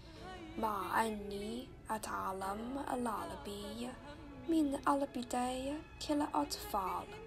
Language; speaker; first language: Arabic; non-native, learner; Chinese